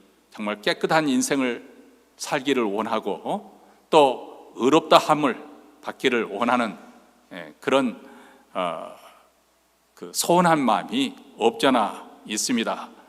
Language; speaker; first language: Korean; native; Korean